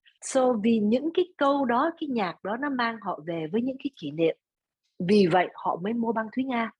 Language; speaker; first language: Vietnamese; early bilingual, other home language; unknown